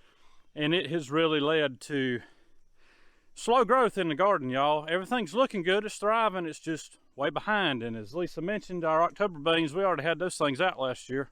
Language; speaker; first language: English; native; English